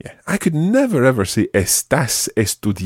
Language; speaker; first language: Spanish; non-native, fluent; English